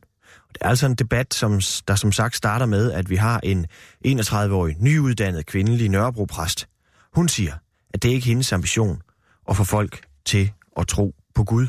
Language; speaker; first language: Danish; native; Danish